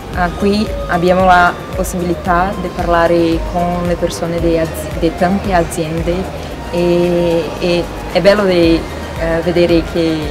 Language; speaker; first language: Italian; non-native, learner; Portuguese